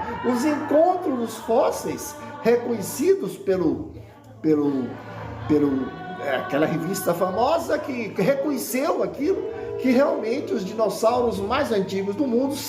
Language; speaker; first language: Portuguese; native; Portuguese